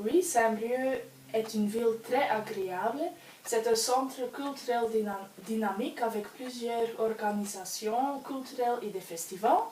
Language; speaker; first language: French; non-native, learner; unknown